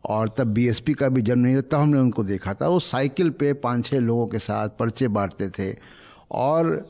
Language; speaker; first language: Hindi; native; Hindi